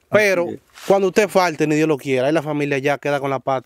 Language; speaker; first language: Spanish; native; Spanish